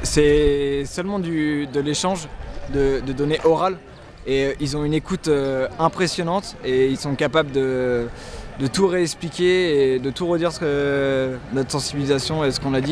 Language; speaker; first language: French; native; French